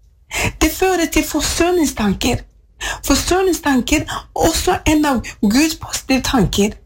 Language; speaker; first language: Swedish; non-native, fluent; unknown